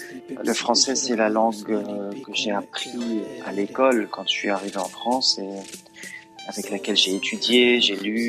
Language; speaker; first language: French; early bilingual, other home language; Arabic